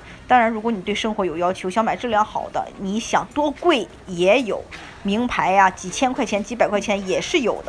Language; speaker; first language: Chinese; native; Chinese